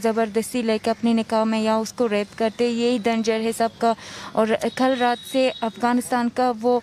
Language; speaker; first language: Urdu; non-native, learner; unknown